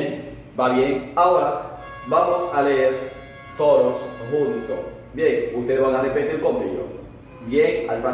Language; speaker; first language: Spanish; non-native, fluent; Haitian Creole